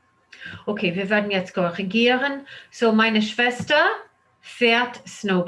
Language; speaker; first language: German; non-native, fluent; English